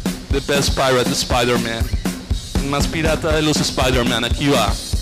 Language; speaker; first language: Spanish; native; Spanish